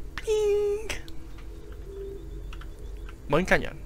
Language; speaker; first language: Spanish; native; Spanish